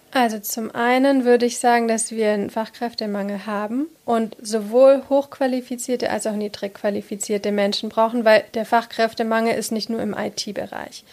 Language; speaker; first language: German; native; German